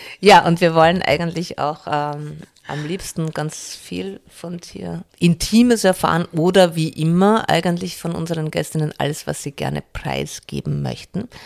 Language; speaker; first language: German; native; German